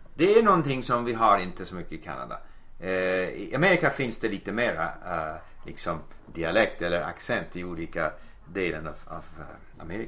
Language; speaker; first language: Swedish; non-native, fluent; English